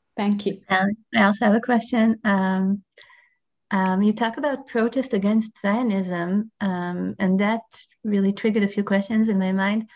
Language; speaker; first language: English; non-native, fluent; Hebrew